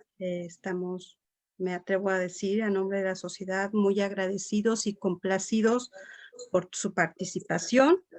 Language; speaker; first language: Spanish; native; Spanish